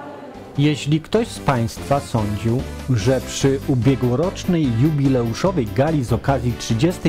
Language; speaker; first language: Polish; native; Polish